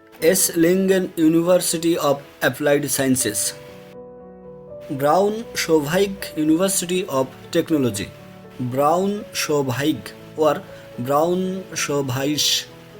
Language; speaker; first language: German; non-native, learner; Bangla